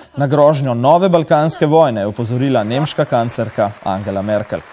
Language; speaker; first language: Slovenian; native; Slovenian